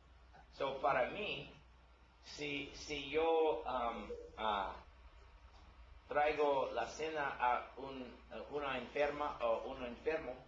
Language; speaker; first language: Spanish; non-native, learner; English